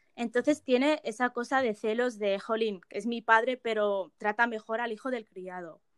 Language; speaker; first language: Spanish; early bilingual, other home language; Arabic